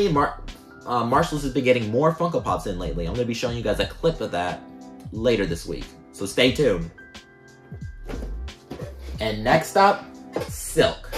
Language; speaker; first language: English; native; English